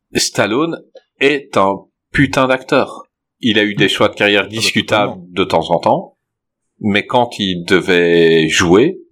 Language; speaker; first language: French; native; French